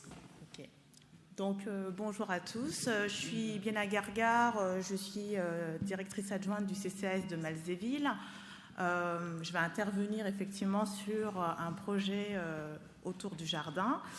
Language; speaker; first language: French; native; French